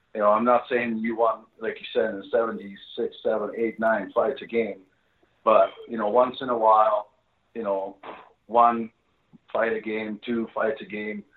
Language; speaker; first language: English; non-native, fluent; Czech